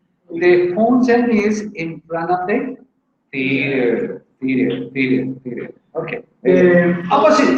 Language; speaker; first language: English; non-native, fluent; Spanish